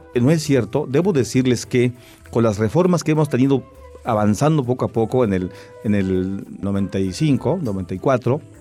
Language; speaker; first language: Spanish; non-native, local second language; Tzeltal